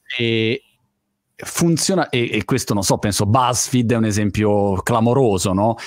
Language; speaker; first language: Italian; native; Italian